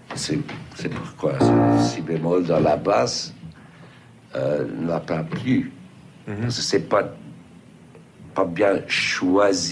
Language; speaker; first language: French; non-native, fluent; English